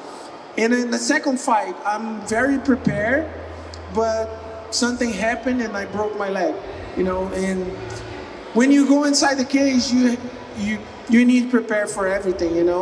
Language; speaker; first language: English; non-native, learner; Portuguese